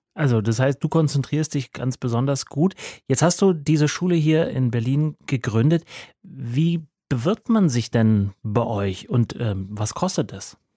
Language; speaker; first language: German; native; German